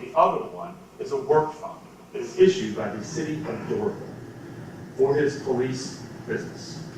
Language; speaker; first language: English; native; English